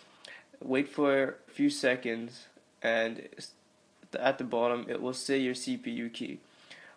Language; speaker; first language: English; native; English